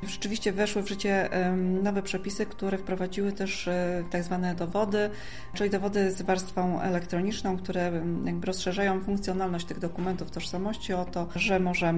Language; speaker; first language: Polish; native; Polish